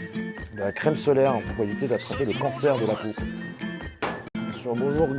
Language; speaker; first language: French; native; French